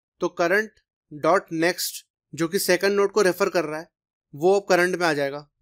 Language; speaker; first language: Hindi; native; Hindi